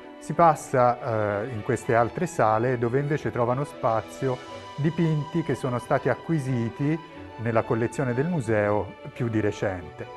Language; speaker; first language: Italian; native; Italian